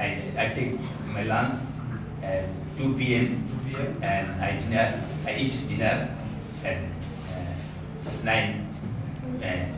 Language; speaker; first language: English; non-native, learner; Bangla